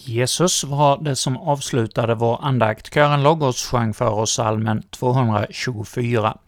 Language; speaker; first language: Swedish; native; Swedish